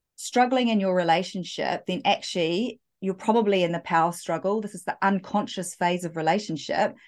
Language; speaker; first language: English; native; English